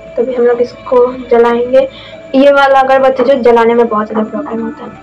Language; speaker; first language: Hindi; non-native, local second language; Bangla